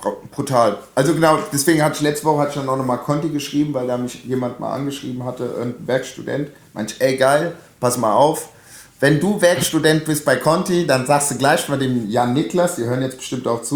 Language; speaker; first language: German; native; German